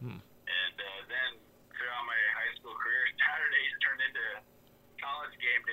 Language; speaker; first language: English; native; English